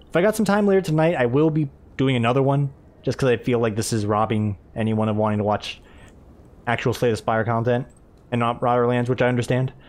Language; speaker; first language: English; native; English